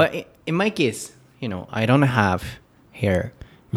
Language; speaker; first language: English; non-native, learner; Japanese